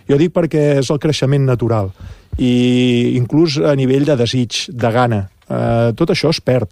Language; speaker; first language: Catalan; native; Catalan